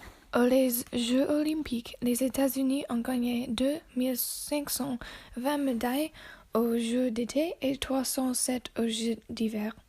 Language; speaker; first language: French; non-native, learner; English